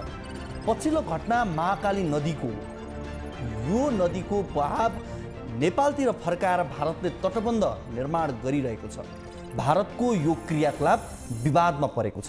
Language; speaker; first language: Nepali; native; Nepali